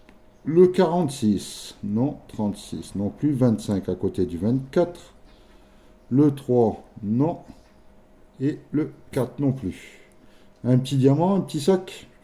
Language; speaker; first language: French; native; French